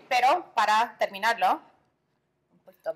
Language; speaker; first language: Spanish; early bilingual, heritage; Spanish